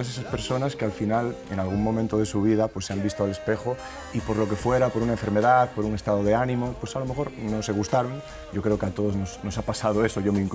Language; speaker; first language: Spanish; native; Spanish